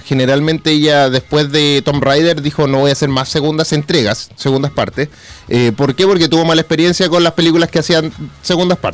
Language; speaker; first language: Spanish; native; Spanish